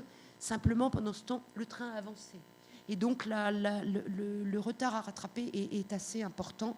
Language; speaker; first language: French; native; French